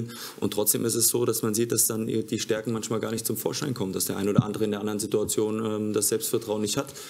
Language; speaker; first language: German; native; German